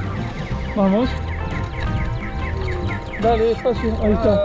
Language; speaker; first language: Spanish; native; Spanish